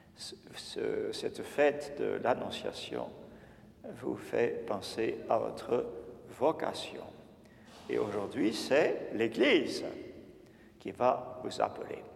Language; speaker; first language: French; native; French